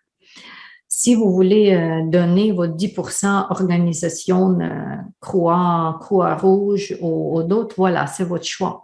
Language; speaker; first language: French; non-native, fluent; Ukrainian